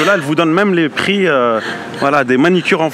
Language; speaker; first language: French; native; French